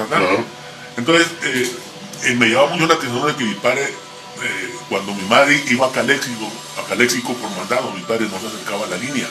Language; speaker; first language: Spanish; native; Spanish